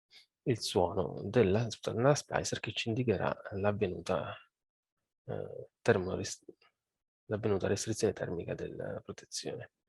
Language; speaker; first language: Italian; native; Italian